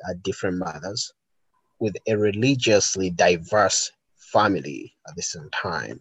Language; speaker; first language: English; non-native, local second language; Ganda